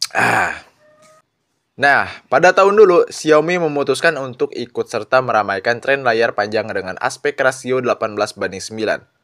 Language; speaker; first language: Indonesian; non-native, local second language; Sundanese